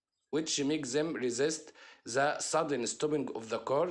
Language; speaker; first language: English; non-native, fluent; Arabic